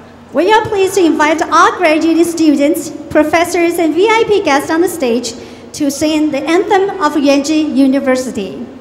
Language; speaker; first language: English; non-native, fluent; Chinese